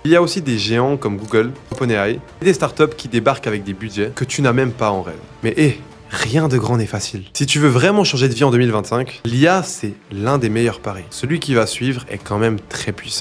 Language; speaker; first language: French; native; French